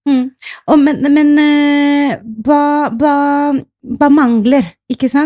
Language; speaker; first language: Norwegian; non-native, fluent; Spanish